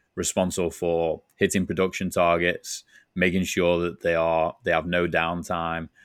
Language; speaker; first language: English; native; English